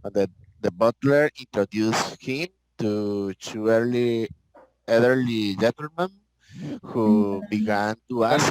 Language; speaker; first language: English; non-native, learner; Spanish